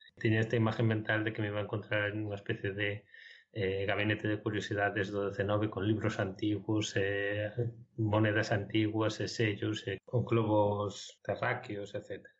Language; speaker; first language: Galician; non-native, local second language; Spanish